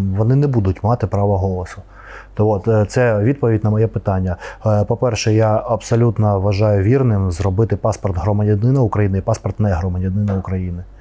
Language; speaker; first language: Ukrainian; non-native, local second language; Russian